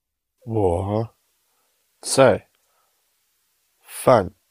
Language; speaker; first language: Chinese; non-native, learner; English